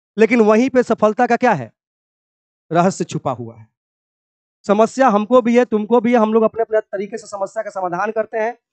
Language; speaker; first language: Hindi; native; Hindi